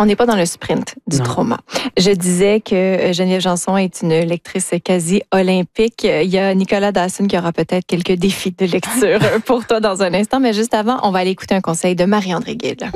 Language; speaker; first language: French; native; French